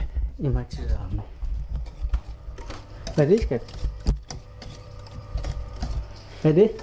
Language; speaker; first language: Danish; non-native, local second language; Kalaallisut